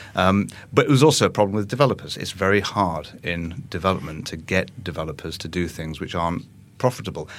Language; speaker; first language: English; native; English